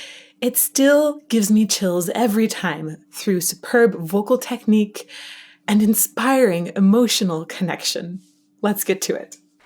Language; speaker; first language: English; native; English